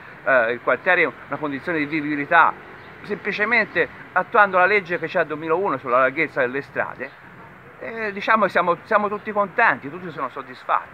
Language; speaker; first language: Italian; native; Italian